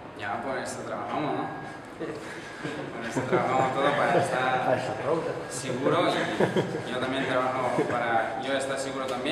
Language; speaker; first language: Spanish; non-native, learner; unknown